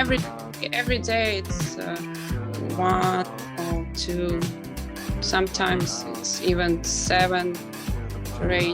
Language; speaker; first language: English; non-native, learner; Ukrainian